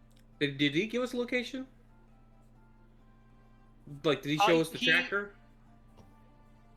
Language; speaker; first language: English; native; English